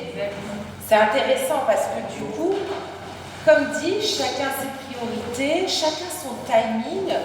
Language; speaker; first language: French; native; French